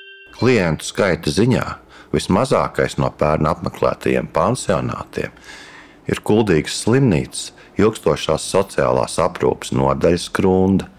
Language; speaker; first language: Latvian; native; Latvian